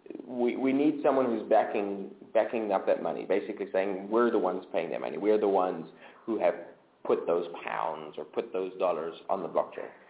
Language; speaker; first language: English; native; English